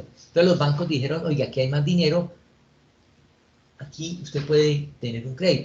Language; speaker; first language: Spanish; native; Spanish